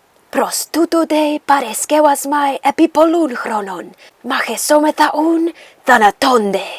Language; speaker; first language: Greek; non-native, learner; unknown